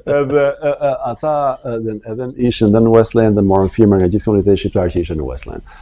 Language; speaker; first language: Albanian; early bilingual, other home language; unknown